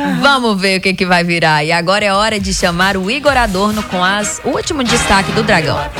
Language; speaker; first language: Portuguese; native; Portuguese